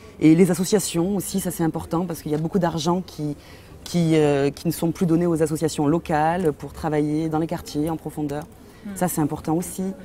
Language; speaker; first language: French; early bilingual, other home language; Arabic